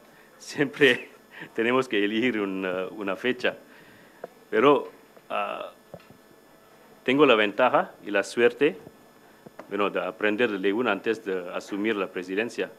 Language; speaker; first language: Spanish; non-native, fluent; English